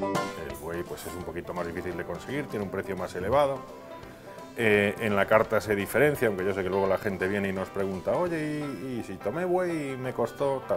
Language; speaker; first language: Spanish; native; Spanish